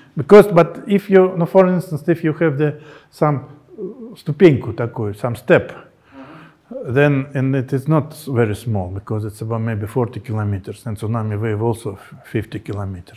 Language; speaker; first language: English; non-native, fluent; Russian